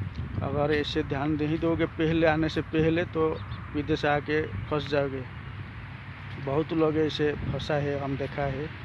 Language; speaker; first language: Hindi; non-native, local second language; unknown